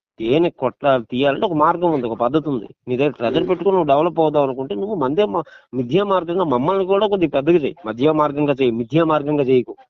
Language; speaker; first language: Telugu; non-native, local second language; Odia